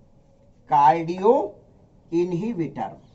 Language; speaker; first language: Hindi; native; Hindi